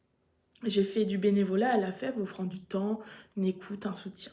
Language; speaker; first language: French; native; French